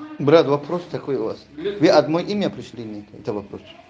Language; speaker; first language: Russian; non-native, learner; Tajik